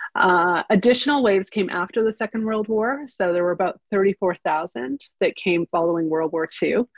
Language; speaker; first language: English; early bilingual, other home language; Ukrainian